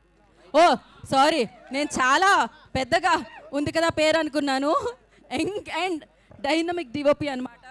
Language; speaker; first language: Telugu; native; Telugu